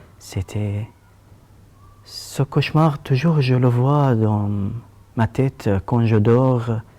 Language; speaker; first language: French; non-native, learner; Arabic